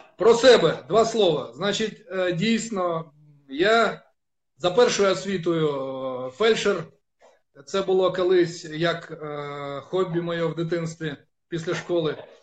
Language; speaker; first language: Ukrainian; non-native, local second language; Russian